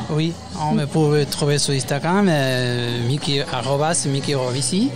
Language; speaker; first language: French; non-native, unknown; Spanish